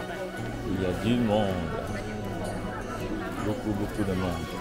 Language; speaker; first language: French; non-native, fluent; Vietnamese